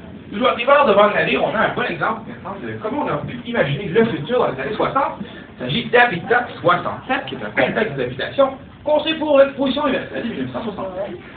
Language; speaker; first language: French; native; French